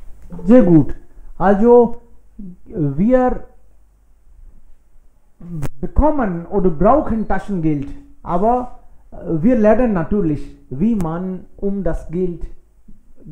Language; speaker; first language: German; non-native, fluent; Hindi